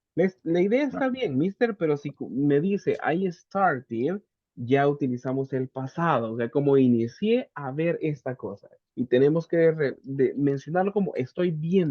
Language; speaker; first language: Spanish; native; Spanish